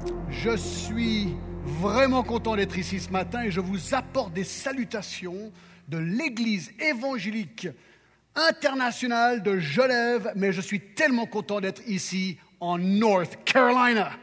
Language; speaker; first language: French; early bilingual, other home language; English